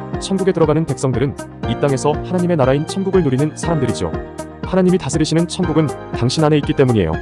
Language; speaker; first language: Korean; native; Korean